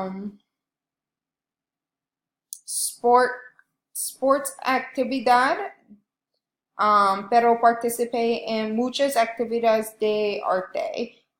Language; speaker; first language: Spanish; non-native, learner; English